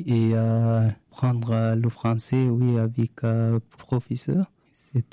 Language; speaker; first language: French; non-native, learner; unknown